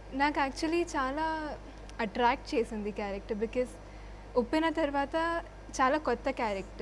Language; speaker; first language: Telugu; non-native, fluent; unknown